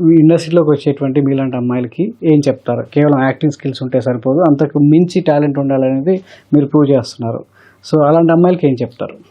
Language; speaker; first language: Telugu; native; Telugu